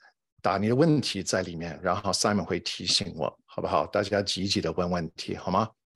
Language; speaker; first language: Chinese; non-native, fluent; English